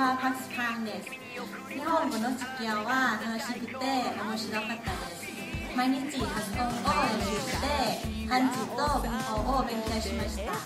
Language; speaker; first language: Japanese; non-native, learner; Thai